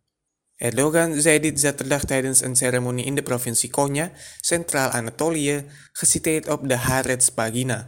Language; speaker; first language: Dutch; non-native, fluent; Indonesian